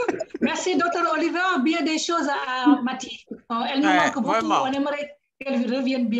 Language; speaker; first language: French; native; French